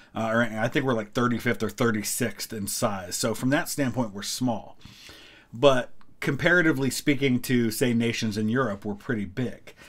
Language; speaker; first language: English; native; English